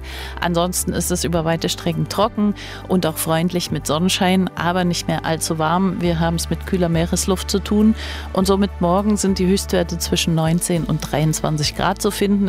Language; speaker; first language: German; native; German